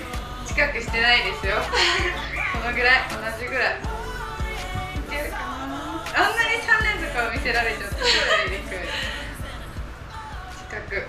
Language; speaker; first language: Japanese; native; Japanese